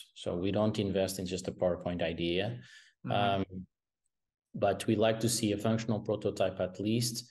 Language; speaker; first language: English; non-native, fluent; Portuguese